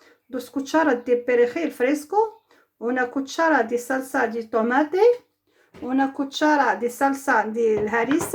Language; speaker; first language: Spanish; non-native, fluent; Arabic